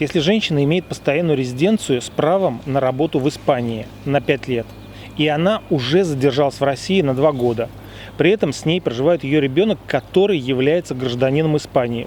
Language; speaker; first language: Russian; native; Russian